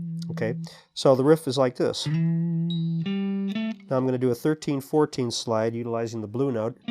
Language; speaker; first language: English; native; English